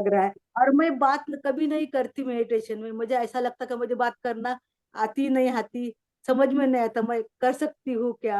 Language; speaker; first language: Hindi; non-native, local second language; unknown